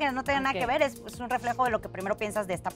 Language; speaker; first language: Spanish; native; Spanish